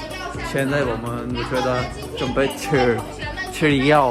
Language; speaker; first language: Chinese; non-native, learner; Urdu